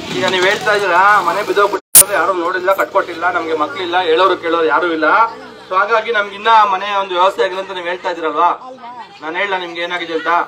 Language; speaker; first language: Kannada; native; Kannada